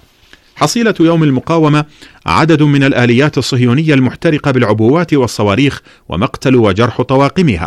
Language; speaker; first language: Arabic; native; Arabic